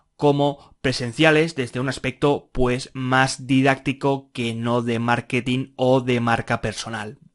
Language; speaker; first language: Spanish; native; Spanish